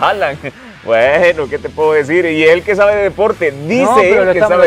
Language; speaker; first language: Spanish; native; Spanish